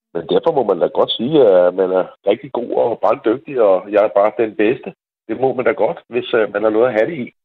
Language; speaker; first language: Danish; non-native, fluent; Dutch